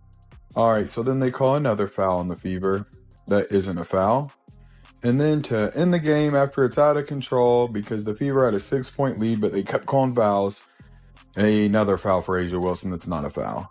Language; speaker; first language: English; native; English